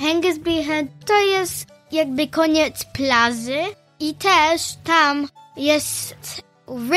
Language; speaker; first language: Polish; early bilingual, heritage; Polish